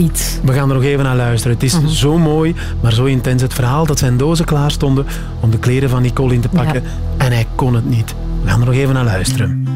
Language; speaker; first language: Dutch; native; Dutch